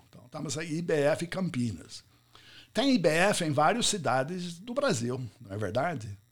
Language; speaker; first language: Portuguese; non-native, fluent; English